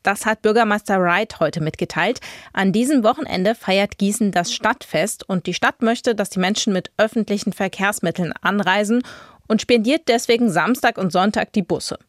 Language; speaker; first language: German; native; German